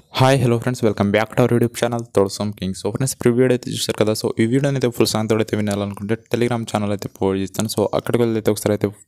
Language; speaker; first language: Telugu; non-native, local second language; Gondi